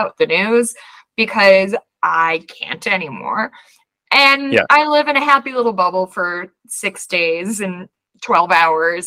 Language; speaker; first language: English; native; English